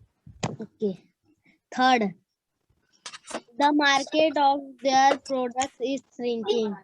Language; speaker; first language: English; non-native, learner; Hindi